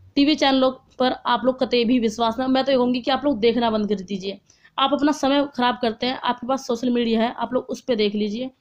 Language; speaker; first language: Hindi; native; Hindi